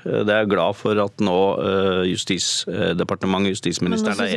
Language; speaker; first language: Norwegian; native; Norwegian